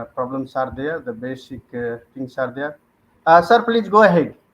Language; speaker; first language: English; non-native, local second language; Hindi